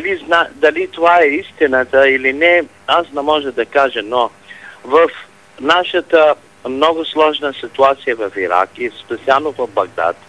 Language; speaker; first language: Bulgarian; non-native, fluent; Arabic